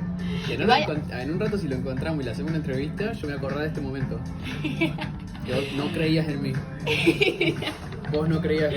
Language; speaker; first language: Spanish; native; Spanish